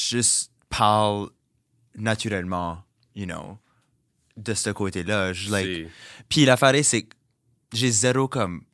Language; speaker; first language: French; native; French